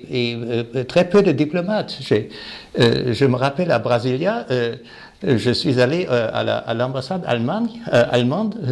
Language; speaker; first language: French; non-native, fluent; German